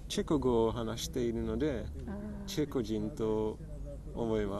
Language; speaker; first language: Japanese; non-native, learner; Czech